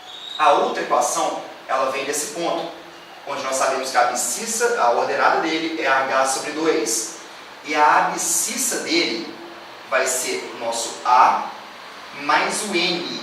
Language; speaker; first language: Portuguese; native; Portuguese